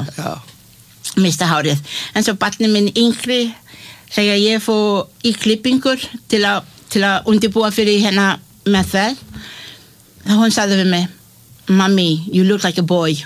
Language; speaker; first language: Icelandic; non-native, learner; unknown